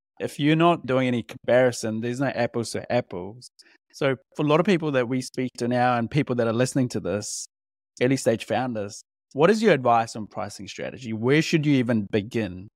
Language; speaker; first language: English; native; English